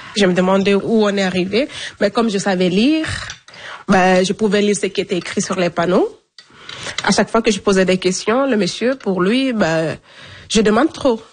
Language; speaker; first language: French; non-native, local second language; Fula